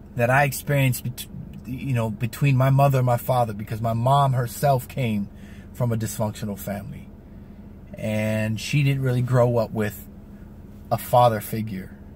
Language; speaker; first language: English; native; English